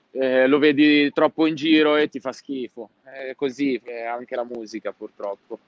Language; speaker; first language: Italian; non-native, fluent; Arabic